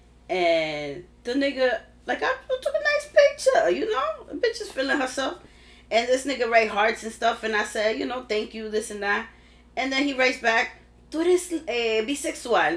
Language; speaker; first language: English; early bilingual, other home language; Spanish